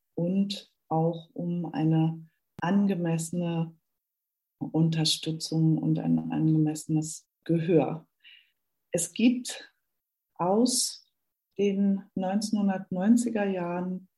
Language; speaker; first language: German; native; German